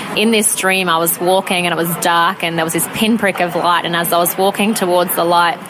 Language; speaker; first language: English; native; English